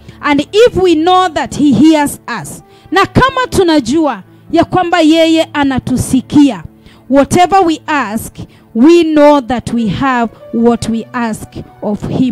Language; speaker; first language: English; non-native, local second language; Swahili